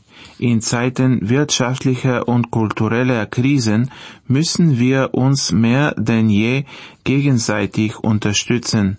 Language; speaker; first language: German; non-native, fluent; Bulgarian